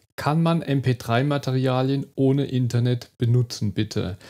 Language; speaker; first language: German; native; German